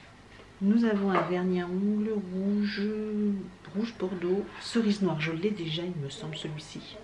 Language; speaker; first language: French; native; French